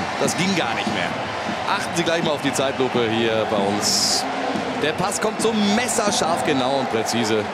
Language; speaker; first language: German; native; German